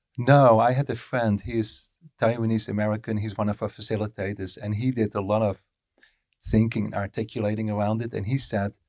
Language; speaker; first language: English; non-native, fluent; Dutch